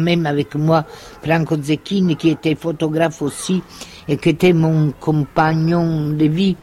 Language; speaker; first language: French; non-native, fluent; Italian